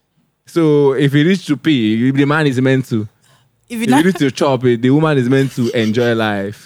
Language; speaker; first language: English; non-native, local second language; Igbo